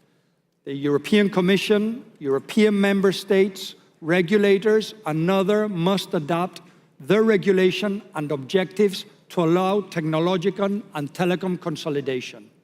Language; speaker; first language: English; non-native, fluent; Spanish